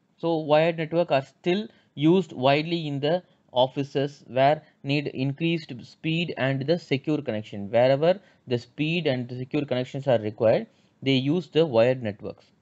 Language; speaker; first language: English; non-native, local second language; Tamil